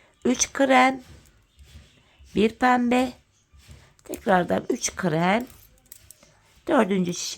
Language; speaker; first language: Turkish; native; Turkish